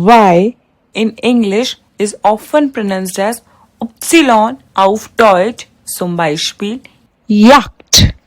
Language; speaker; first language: German; non-native, fluent; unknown